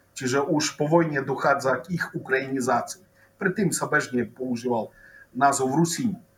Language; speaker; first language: Slovak; non-native, local second language; Rusyn